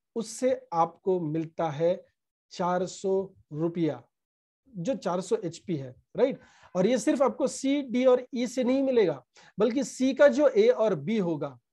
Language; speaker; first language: Hindi; non-native, local second language; Marathi